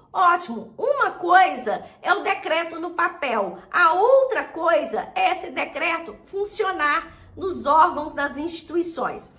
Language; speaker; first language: Portuguese; native; Portuguese